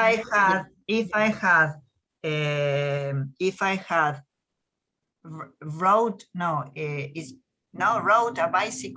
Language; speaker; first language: English; non-native, learner; Spanish